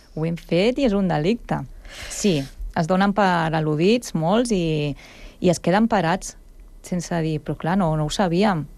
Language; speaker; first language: Catalan; native; Catalan